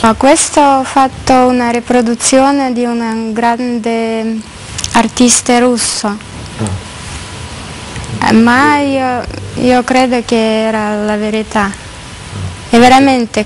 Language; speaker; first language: Italian; non-native, learner; Russian